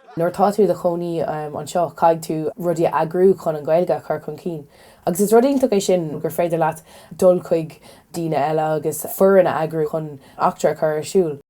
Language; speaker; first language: Irish; non-native, local second language; English